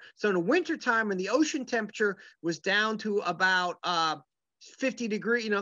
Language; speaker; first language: English; native; English